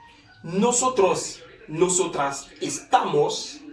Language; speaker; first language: Spanish; non-native, fluent; Haitian Creole